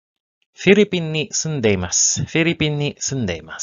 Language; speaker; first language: Japanese; non-native, learner; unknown